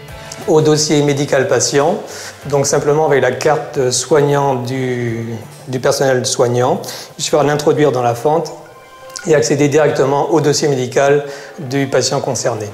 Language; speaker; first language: French; native; French